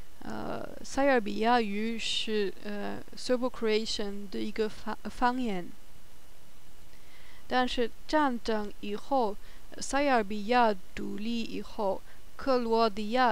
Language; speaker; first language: Chinese; non-native, learner; German